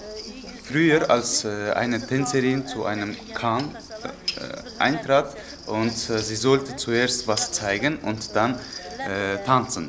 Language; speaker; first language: German; non-native, fluent; Uzbek